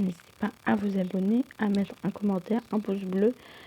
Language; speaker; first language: French; native; French